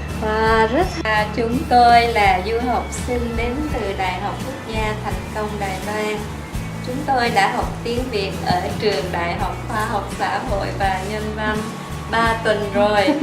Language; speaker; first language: Vietnamese; non-native, learner; Chinese